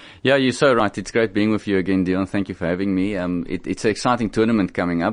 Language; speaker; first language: English; non-native, local second language; Afrikaans